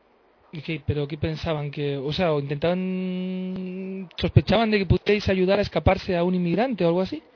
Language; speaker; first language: Spanish; native; Spanish